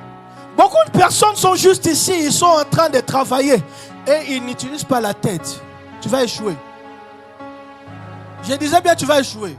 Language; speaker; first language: French; non-native, local second language; Lingala